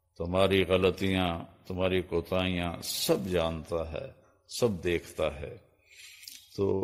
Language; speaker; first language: Urdu; non-native, local second language; Punjabi